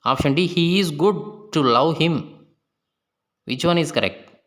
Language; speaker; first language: English; non-native, local second language; Telugu